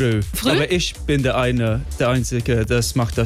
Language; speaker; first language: German; non-native, fluent; English